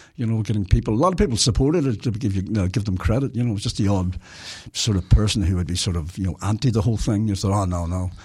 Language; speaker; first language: English; native; English